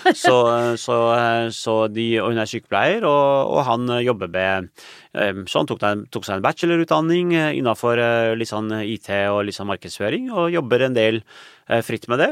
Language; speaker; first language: Norwegian; early bilingual, other home language; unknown